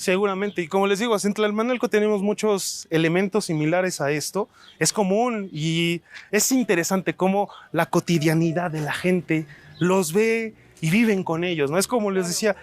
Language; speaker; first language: Spanish; native; Spanish